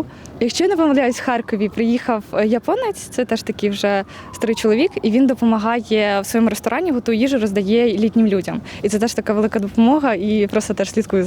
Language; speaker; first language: Ukrainian; native; Ukrainian